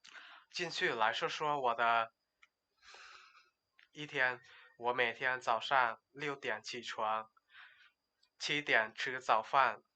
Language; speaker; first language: Chinese; non-native, learner; Lao